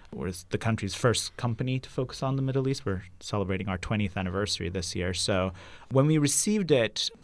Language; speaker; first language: English; non-native, fluent; Turkish